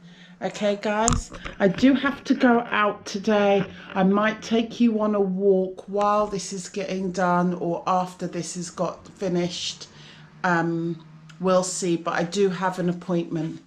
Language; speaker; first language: English; native; English